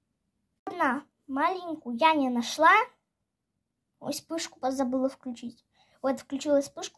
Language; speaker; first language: Russian; native; Russian